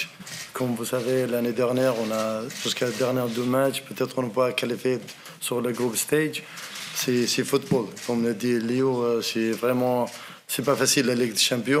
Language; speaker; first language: French; non-native, learner; Arabic